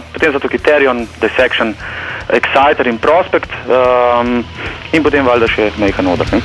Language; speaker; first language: Slovenian; native; Slovenian